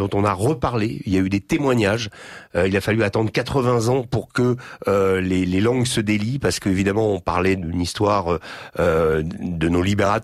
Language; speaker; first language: French; native; French